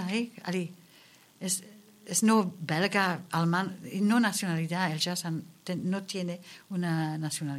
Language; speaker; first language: Spanish; non-native, learner; Dutch